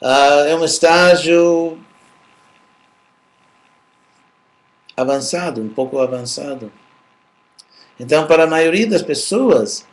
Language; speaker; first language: Portuguese; non-native, fluent; English